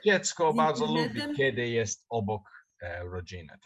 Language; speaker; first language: Polish; non-native, learner; English